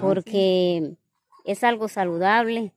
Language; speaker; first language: Spanish; native; Spanish